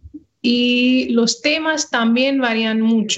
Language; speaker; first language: Spanish; non-native, fluent; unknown